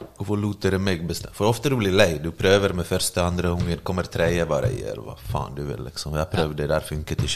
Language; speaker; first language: Norwegian; early bilingual, other home language; Bosnian